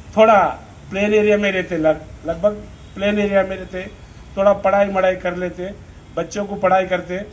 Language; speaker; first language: Hindi; non-native, local second language; Lambadi